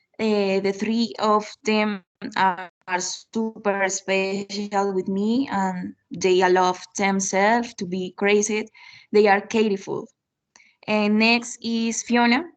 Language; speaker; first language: English; non-native, learner; Spanish